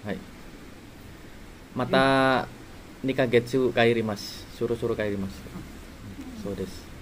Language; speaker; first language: Japanese; non-native, learner; Indonesian